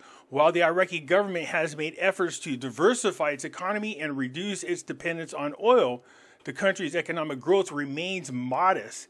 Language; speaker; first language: English; native; English